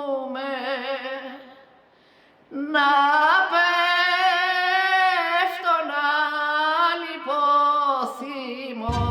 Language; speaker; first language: Greek; native; Greek